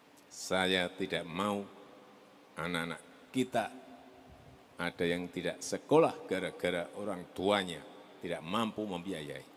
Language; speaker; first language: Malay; non-native, local second language; Javanese